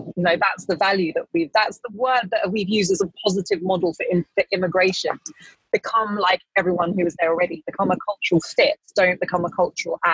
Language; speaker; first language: English; native; English